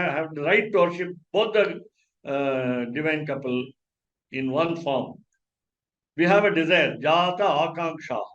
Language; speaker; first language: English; non-native, local second language; Tamil